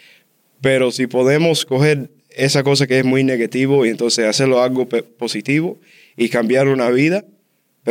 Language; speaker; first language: Spanish; early bilingual, heritage; Spanish